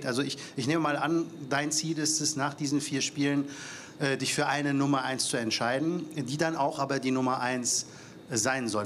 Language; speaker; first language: German; native; German